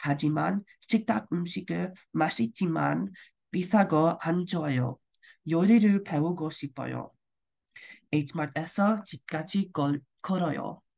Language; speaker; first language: Korean; non-native, learner; English